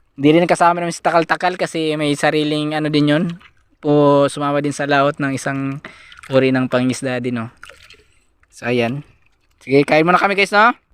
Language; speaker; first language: Filipino; native; Filipino